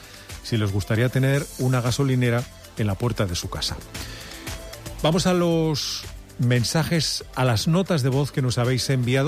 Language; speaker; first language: Spanish; native; Spanish